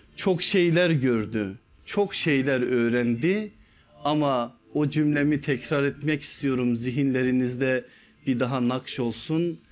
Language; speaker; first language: Turkish; native; Turkish